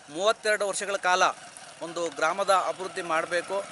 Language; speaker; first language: Kannada; native; Kannada